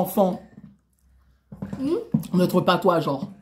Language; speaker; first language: French; native; French